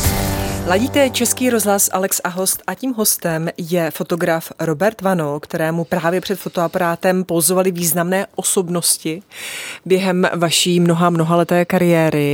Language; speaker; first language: Czech; native; Czech